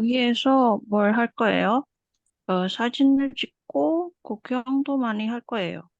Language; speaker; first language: Korean; non-native, learner; Indonesian